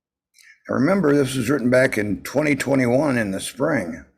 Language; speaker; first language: English; native; English